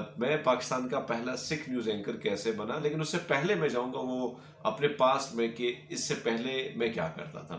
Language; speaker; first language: Urdu; non-native, local second language; Pashto